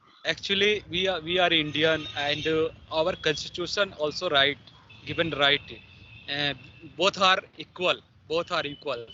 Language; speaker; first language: English; non-native, learner; Hindi